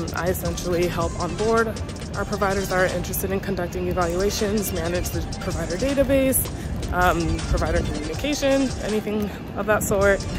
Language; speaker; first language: English; native; English